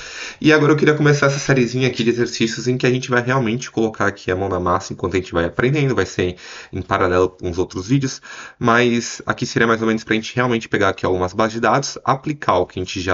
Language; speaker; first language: Portuguese; native; Portuguese